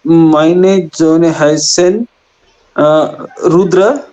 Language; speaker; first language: German; non-native, learner; Hindi